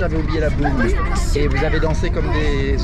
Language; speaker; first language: French; native; French